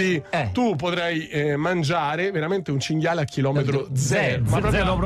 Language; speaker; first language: Italian; native; Italian